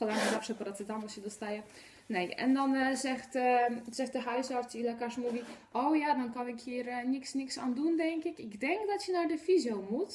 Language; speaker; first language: Dutch; non-native, fluent; Polish